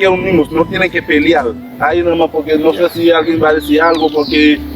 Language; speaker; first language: Spanish; non-native, learner; Haitian Creole